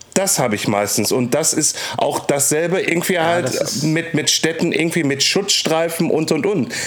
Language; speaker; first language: German; native; German